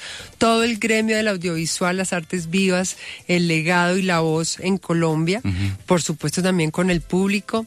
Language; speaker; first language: Spanish; native; Spanish